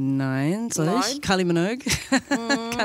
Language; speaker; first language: German; non-native, fluent; English